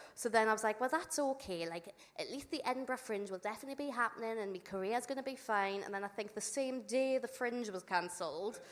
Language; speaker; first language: English; native; English